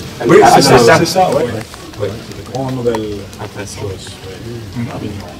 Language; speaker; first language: French; non-native, learner; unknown